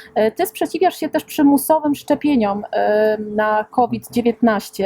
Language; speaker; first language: Polish; native; Polish